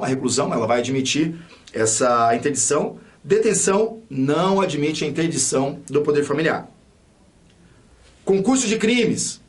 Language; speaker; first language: Portuguese; native; Portuguese